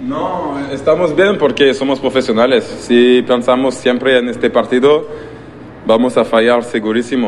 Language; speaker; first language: Spanish; non-native, learner; French